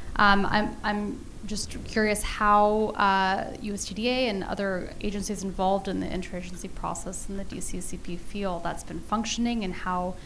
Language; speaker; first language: English; native; English